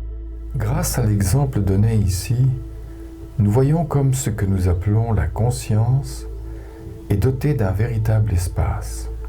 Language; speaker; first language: French; native; French